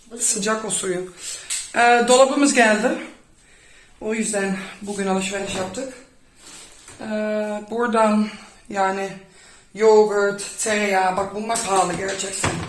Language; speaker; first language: Turkish; non-native, fluent; Dutch